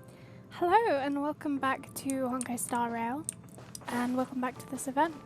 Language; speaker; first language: English; native; English